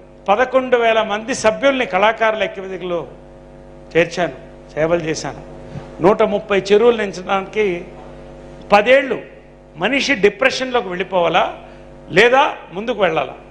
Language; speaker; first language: Telugu; native; Telugu